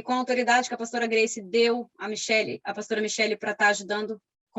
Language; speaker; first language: Portuguese; native; Portuguese